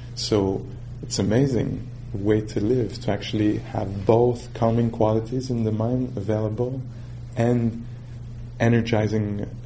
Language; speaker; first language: English; non-native, fluent; French